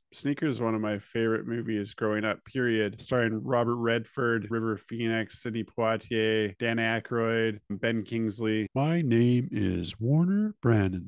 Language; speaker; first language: English; native; English